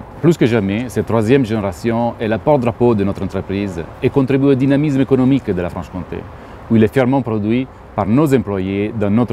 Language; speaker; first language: French; native; French